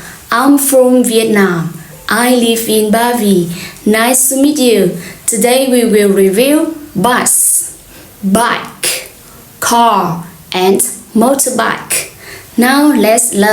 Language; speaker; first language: English; non-native, fluent; Vietnamese